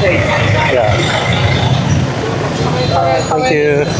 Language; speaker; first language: English; non-native, learner; Korean